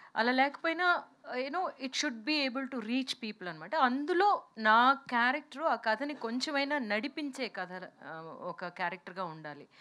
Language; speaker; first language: Telugu; native; Telugu